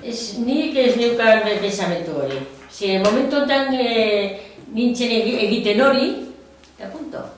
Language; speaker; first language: Basque; non-native, local second language; Spanish